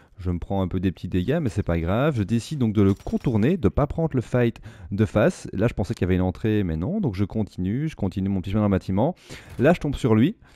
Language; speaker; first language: French; native; French